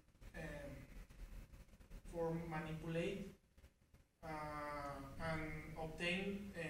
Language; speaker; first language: English; non-native, learner; Spanish